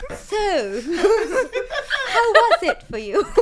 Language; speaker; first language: English; non-native, local second language; Hindi